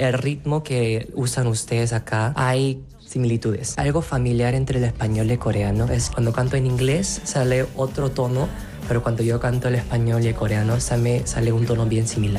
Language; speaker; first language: Spanish; non-native, fluent; Korean